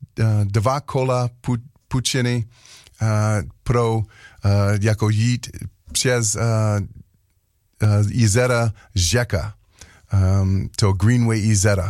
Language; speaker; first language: Czech; non-native, learner; English